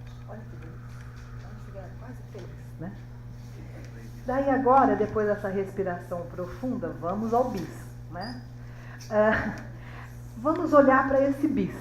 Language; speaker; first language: Portuguese; native; Portuguese